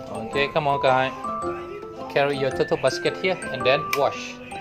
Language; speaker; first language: English; non-native, learner; Thai